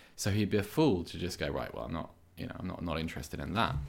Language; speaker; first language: English; native; English